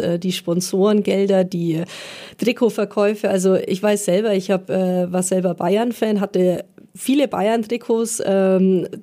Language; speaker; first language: German; native; German